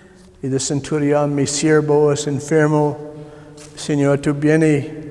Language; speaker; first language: Spanish; non-native, learner; English